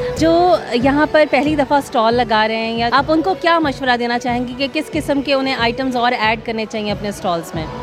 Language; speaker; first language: Urdu; native; Urdu